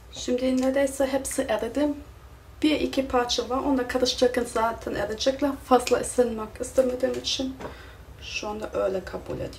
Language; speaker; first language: Turkish; non-native, fluent; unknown